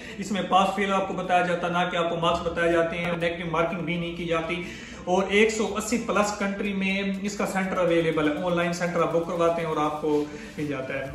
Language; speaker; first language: Urdu; non-native, local second language; Punjabi